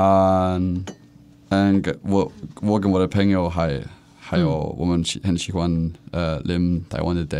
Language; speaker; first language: Chinese; non-native, learner; Czech